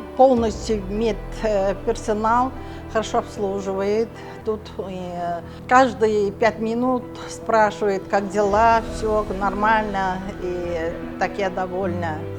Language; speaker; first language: Russian; non-native, local second language; Kyrgyz